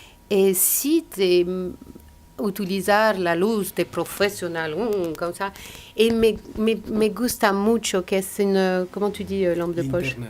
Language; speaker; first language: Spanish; non-native, learner; French